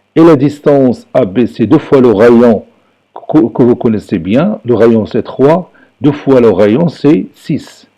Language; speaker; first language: French; non-native, local second language; Arabic